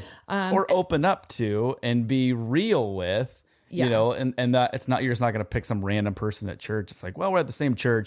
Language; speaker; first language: English; native; English